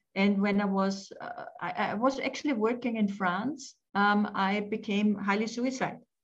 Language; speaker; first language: English; non-native, fluent; German